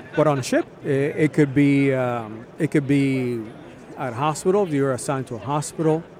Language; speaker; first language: English; early bilingual, other home language; Spanish